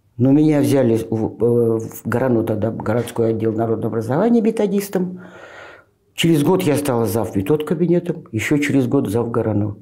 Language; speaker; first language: Russian; native; Russian